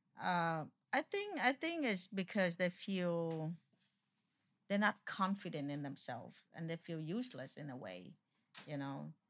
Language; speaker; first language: English; non-native, fluent; Vietnamese